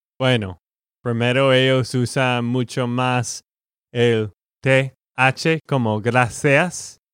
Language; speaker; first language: Spanish; non-native, learner; English